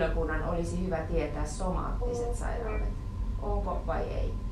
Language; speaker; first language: Finnish; native; Finnish